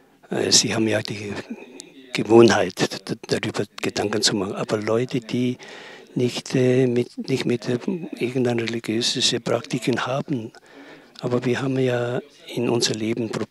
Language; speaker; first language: German; non-native, learner; Tibetan